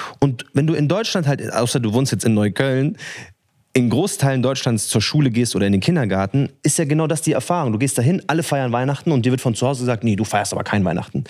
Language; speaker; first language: German; early bilingual, other home language; Arabic